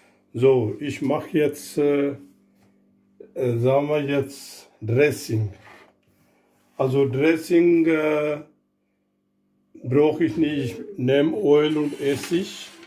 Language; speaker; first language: German; non-native, learner; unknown